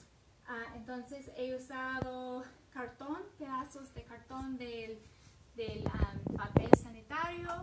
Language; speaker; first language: Spanish; non-native, fluent; English